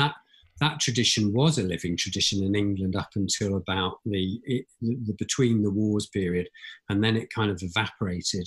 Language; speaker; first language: English; native; English